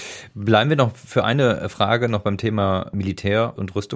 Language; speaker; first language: German; native; German